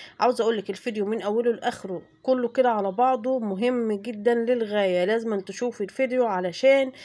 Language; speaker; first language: Arabic; native; Arabic